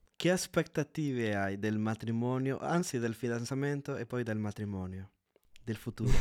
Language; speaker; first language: Italian; non-native, fluent; Spanish